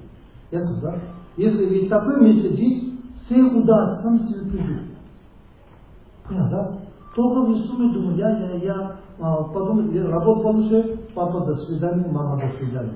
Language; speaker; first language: Russian; non-native, learner; Tibetan